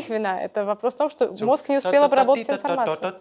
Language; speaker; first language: Russian; native; Russian